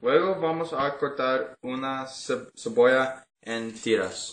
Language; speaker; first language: Spanish; non-native, learner; English